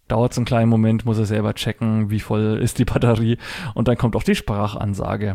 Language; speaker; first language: German; native; German